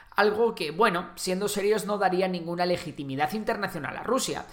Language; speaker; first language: Spanish; native; Spanish